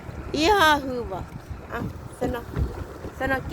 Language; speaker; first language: Finnish; non-native, learner; Thai